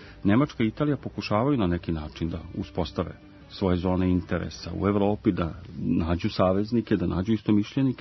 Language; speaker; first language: Croatian; native; Croatian